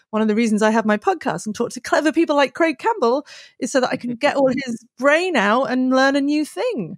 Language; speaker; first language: English; native; English